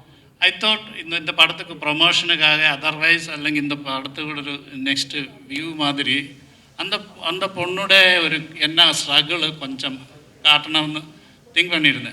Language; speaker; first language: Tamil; non-native, learner; Malayalam